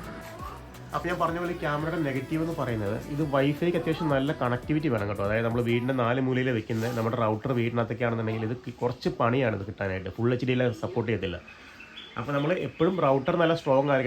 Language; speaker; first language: Malayalam; native; Malayalam